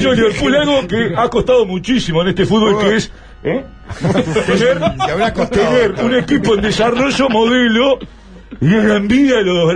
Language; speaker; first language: Spanish; native; Spanish